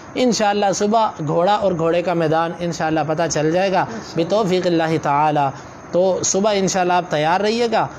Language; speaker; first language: Urdu; non-native, local second language; Punjabi